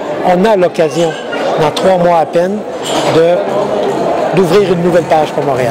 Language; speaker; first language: French; native; French